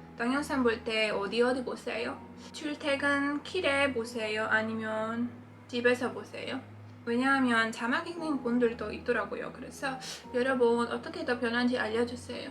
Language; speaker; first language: Korean; non-native, fluent; Latvian